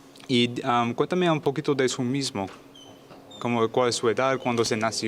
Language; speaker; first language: Spanish; non-native, learner; English